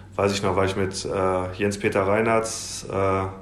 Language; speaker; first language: German; native; German